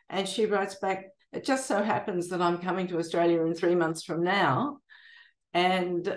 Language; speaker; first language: English; native; English